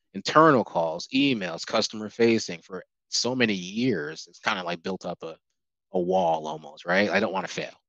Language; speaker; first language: English; native; English